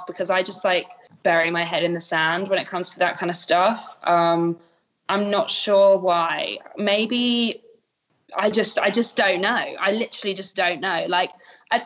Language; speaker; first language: English; native; English